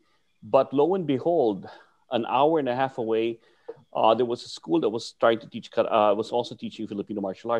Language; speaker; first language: English; non-native, local second language; Filipino